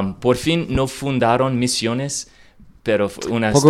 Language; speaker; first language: Spanish; non-native, learner; English